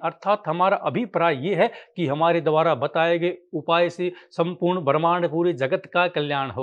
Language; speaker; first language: Hindi; native; Hindi